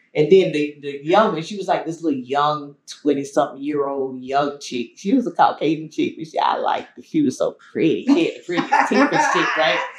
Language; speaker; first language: English; native; English